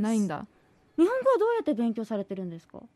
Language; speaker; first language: Japanese; native; Japanese